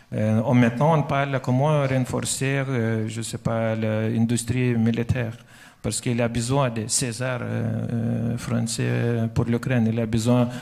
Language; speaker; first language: French; non-native, fluent; Lithuanian